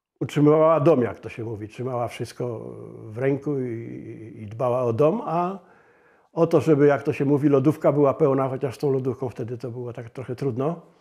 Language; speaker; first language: Polish; native; Polish